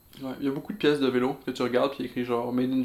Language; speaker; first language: French; native; French